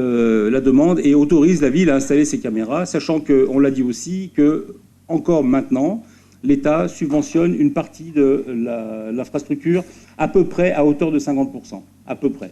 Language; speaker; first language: French; native; French